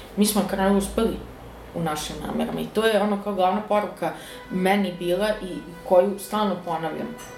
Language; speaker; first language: Serbian; native; Serbian